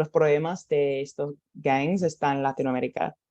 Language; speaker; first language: Spanish; non-native, learner; English